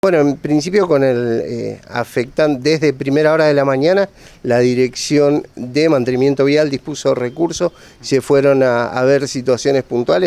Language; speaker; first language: Spanish; native; Spanish